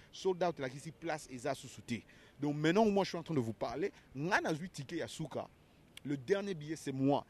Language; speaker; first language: French; non-native, local second language; Lingala